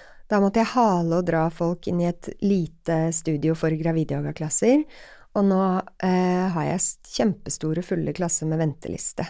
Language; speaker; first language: Norwegian; native; Norwegian